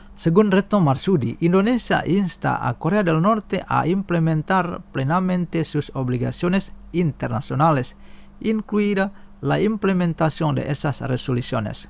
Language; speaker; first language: Spanish; non-native, fluent; Indonesian